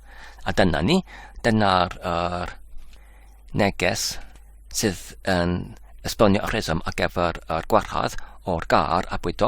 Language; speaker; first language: Welsh; non-native, learner; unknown